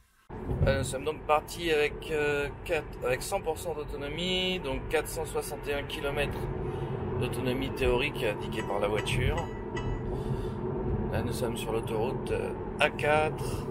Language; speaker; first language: French; native; French